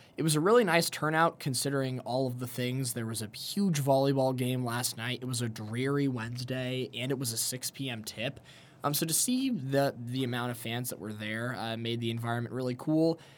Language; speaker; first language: English; native; English